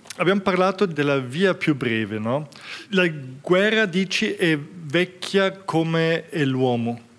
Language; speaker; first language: Italian; non-native, fluent; German